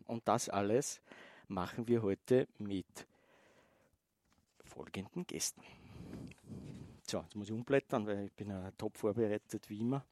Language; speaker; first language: German; native; German